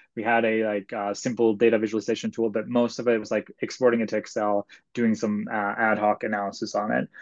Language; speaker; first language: English; non-native, fluent; Swedish